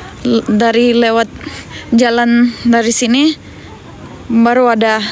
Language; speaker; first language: Indonesian; non-native, learner; Turkish